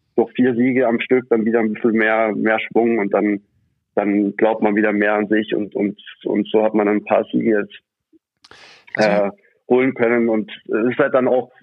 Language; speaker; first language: German; native; German